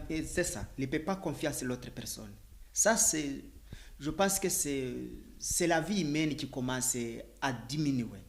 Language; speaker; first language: French; non-native, learner; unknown